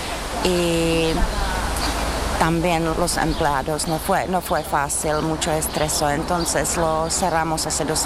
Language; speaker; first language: Spanish; non-native, fluent; Czech